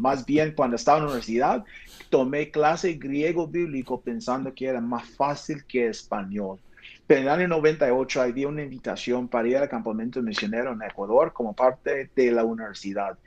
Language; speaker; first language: Spanish; non-native, fluent; English